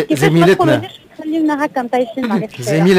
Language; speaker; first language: Arabic; native; Arabic